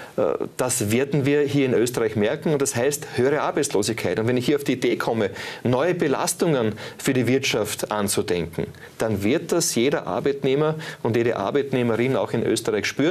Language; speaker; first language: German; native; German